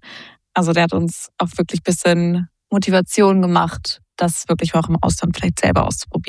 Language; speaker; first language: German; native; German